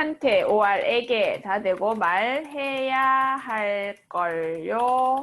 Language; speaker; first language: Korean; native; Korean